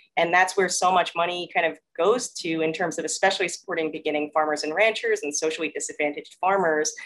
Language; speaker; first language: English; early bilingual, other home language; Korean